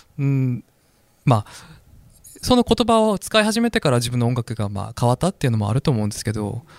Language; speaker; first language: Japanese; non-native, fluent; Korean